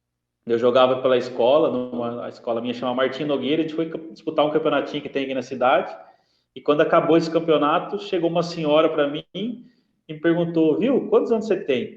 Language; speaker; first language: Portuguese; native; Portuguese